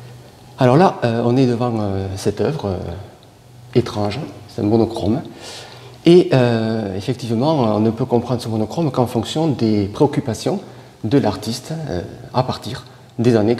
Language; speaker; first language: French; native; French